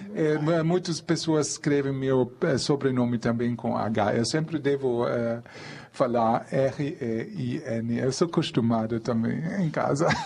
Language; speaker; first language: Portuguese; non-native, fluent; German